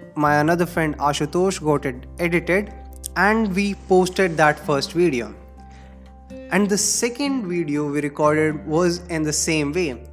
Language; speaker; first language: English; non-native, local second language; Hindi